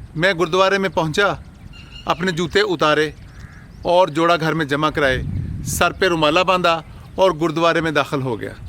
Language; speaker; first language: Urdu; non-native, local second language; Punjabi